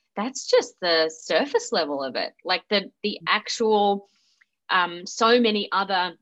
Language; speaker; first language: English; native; English